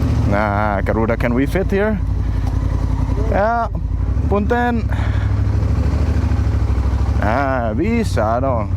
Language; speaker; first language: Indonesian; non-native, learner; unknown